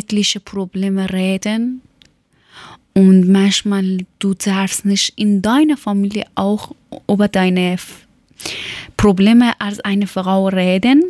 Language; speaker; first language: German; non-native, learner; Persian